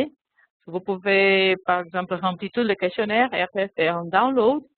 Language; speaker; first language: French; non-native, fluent; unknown